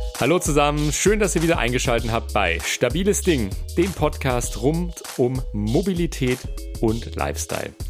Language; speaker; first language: German; native; German